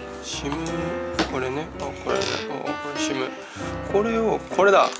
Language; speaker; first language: Japanese; native; Japanese